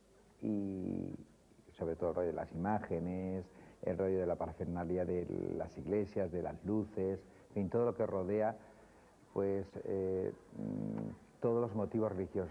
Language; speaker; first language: Spanish; native; Spanish